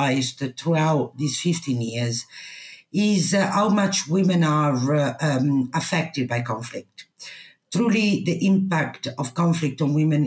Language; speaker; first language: English; non-native, fluent; Italian